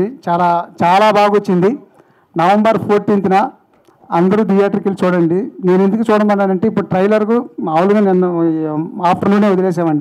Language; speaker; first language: Telugu; native; Telugu